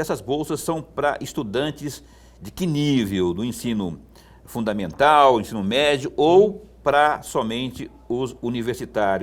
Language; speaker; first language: Portuguese; native; Portuguese